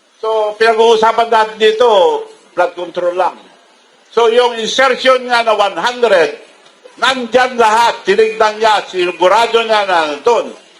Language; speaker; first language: Filipino; non-native, local second language; Iloko